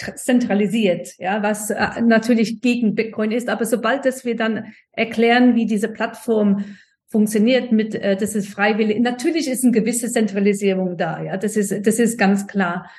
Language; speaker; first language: German; non-native, fluent; English